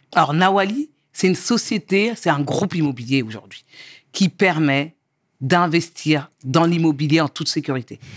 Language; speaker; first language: French; early bilingual, other home language; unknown